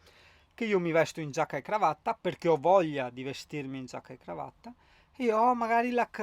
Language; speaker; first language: Italian; native; Italian